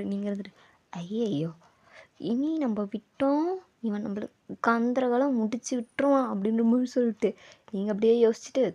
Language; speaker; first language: Tamil; native; Tamil